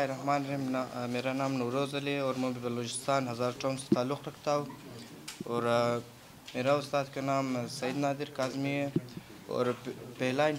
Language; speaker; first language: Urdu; non-native, local second language; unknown